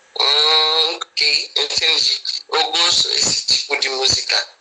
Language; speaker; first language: Portuguese; non-native, learner; Haitian Creole